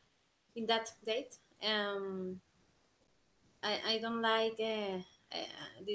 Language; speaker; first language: English; non-native, learner; Spanish